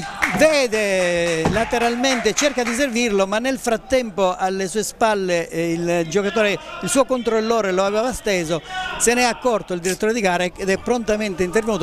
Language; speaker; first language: Italian; native; Italian